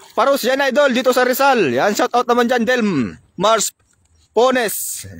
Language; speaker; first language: Filipino; non-native, local second language; Iloko